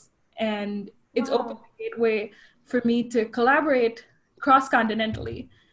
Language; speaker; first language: English; native; English